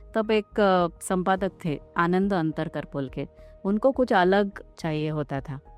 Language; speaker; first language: Hindi; non-native, local second language; Marathi